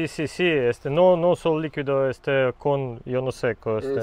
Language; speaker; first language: Spanish; non-native, learner; Russian